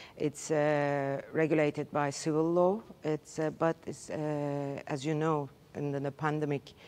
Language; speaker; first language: English; non-native, learner; Turkish